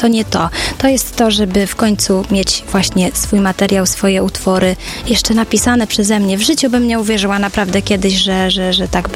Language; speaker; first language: Polish; native; Polish